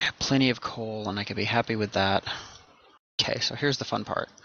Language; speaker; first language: English; native; English